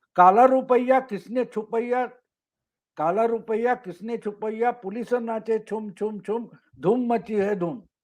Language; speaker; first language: Hindi; non-native, local second language; Marathi